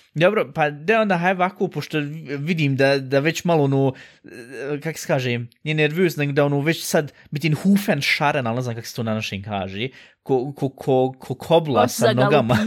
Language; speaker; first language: Bosnian; early bilingual, heritage; Bosnian